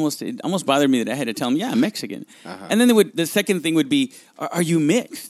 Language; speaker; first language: English; early bilingual, other home language; Spanish